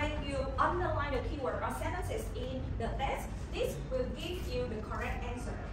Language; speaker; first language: English; non-native, learner; Vietnamese